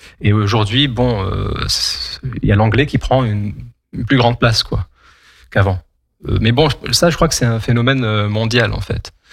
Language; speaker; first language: French; non-native, local second language; Kabyle